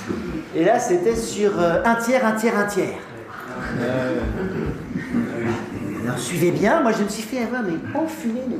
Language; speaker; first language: French; native; French